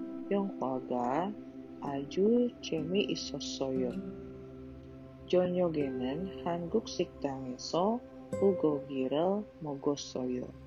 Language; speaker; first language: Korean; non-native, learner; Indonesian